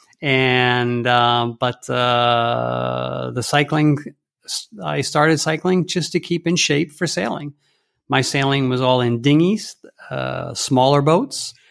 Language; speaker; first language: English; early bilingual, heritage; English